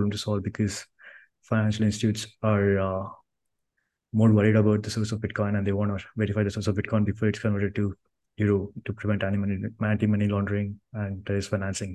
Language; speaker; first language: English; non-native, local second language; Kannada